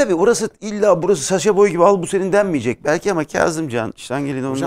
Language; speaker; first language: Turkish; native; Turkish